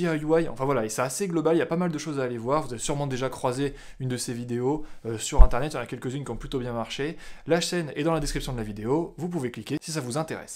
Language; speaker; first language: French; native; French